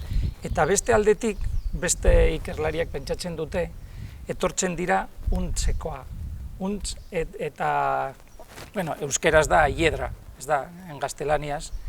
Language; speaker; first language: Basque; non-native, local second language; Spanish